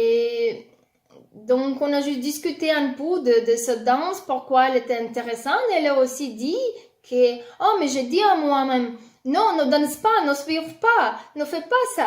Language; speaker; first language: French; non-native, learner; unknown